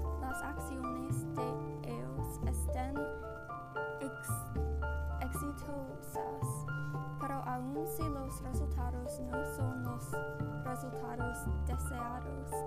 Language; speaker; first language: Spanish; non-native, learner; English